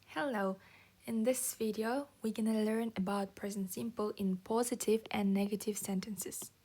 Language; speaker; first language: English; non-native, fluent; Kazakh